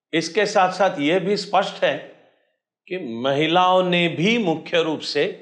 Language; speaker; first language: Hindi; non-native, local second language; Marathi